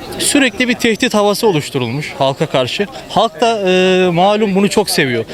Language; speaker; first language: Turkish; native; Turkish